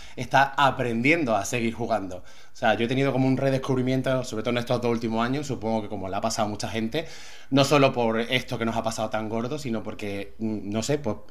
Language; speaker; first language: Spanish; native; Spanish